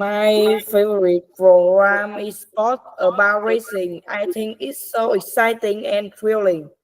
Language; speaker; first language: English; non-native, learner; Vietnamese